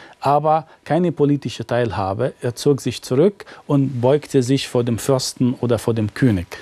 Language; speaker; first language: German; non-native, fluent; Arabic